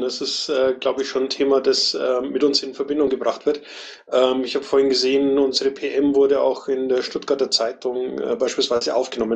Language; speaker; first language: German; native; German